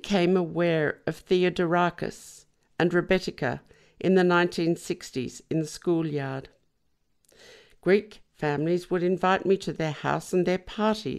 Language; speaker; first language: English; non-native, local second language; Yiddish